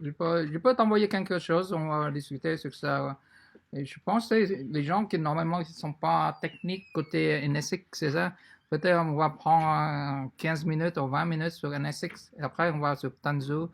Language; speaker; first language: French; non-native, fluent; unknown